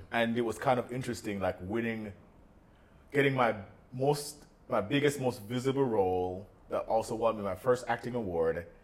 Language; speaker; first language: English; native; English